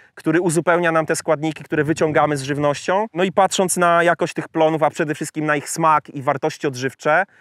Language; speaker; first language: Polish; native; Polish